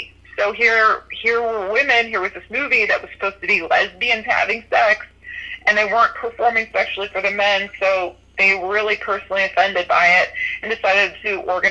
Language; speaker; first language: English; native; English